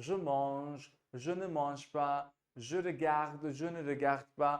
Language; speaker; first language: French; non-native, fluent; Hindi